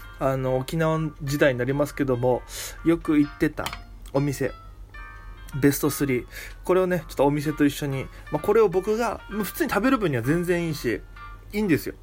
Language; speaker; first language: Japanese; native; Japanese